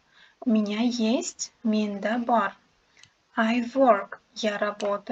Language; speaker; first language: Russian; non-native, local second language; Uzbek